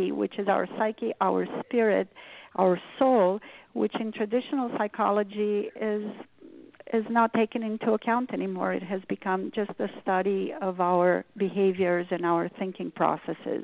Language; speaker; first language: English; non-native, fluent; Romanian